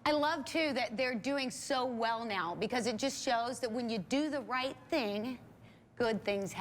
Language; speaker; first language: English; native; English